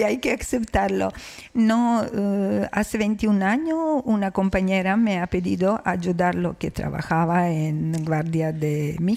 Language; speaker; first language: Spanish; non-native, fluent; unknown